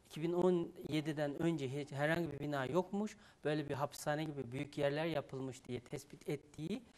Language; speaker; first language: Turkish; non-native, fluent; Uyghur